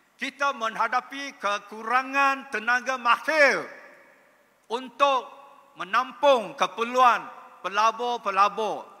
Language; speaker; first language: Malay; non-native, local second language; Chinese